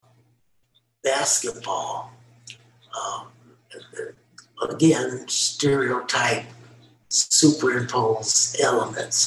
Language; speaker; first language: English; native; English